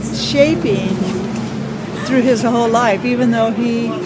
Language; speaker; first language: English; native; English